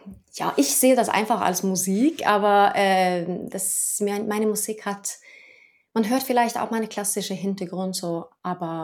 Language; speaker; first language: German; non-native, fluent; Norwegian